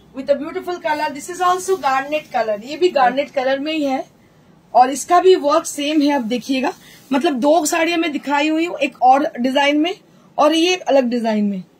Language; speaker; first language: Hindi; non-native, local second language; Bangla